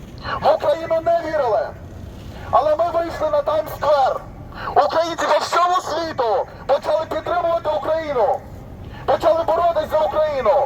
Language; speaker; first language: Ukrainian; native; Ukrainian